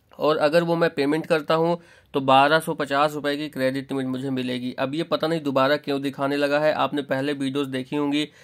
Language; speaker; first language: Hindi; native; Hindi